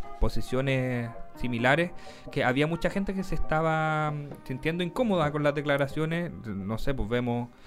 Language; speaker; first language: Spanish; native; Spanish